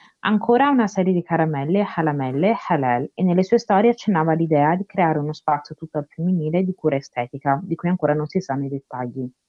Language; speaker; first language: Italian; early bilingual, other home language; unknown